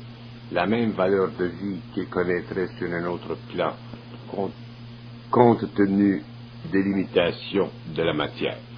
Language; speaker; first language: French; native; French